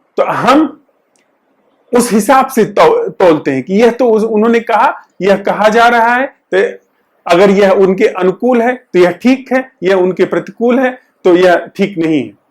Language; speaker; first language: Hindi; native; Hindi